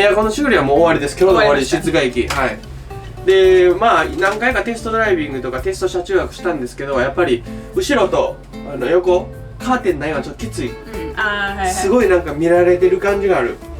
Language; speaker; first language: Japanese; native; Japanese